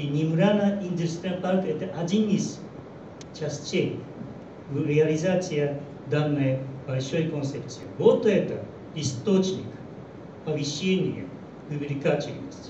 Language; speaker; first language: Russian; non-native, fluent; Japanese